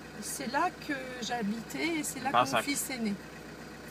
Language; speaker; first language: French; native; French